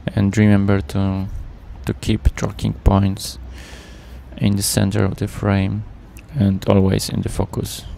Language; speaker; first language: English; non-native, fluent; Polish